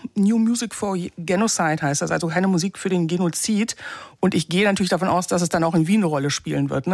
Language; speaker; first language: German; native; German